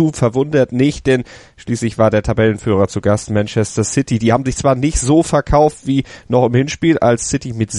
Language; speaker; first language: German; native; German